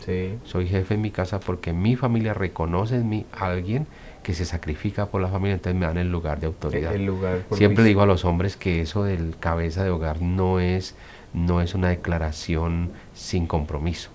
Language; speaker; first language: Spanish; native; Spanish